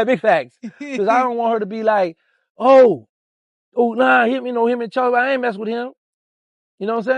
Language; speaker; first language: English; native; English